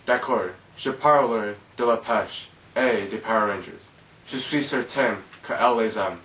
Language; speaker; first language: French; non-native, learner; English